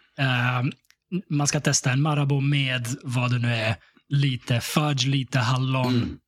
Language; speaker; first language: Swedish; early bilingual, other home language; Russian